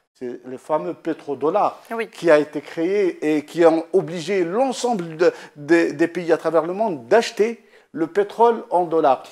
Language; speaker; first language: French; non-native, local second language; Arabic